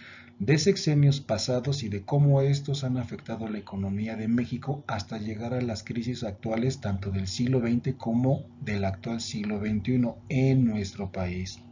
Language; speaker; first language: Spanish; native; Spanish